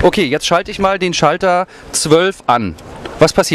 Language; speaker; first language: German; native; German